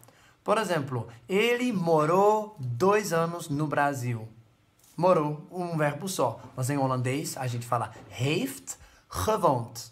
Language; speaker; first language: Portuguese; non-native, fluent; Dutch